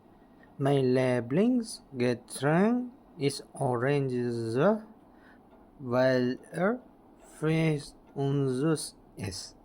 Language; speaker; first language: German; non-native, learner; Malay